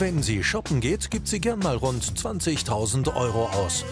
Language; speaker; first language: German; native; German